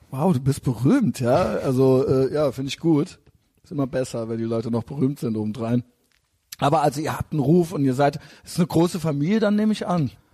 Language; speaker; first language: German; native; German